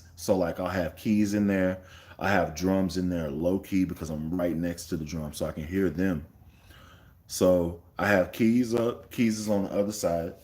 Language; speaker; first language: English; native; English